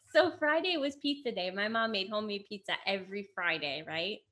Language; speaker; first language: English; early bilingual, other home language; Italian